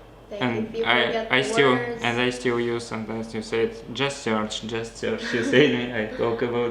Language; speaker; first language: English; non-native, learner; Russian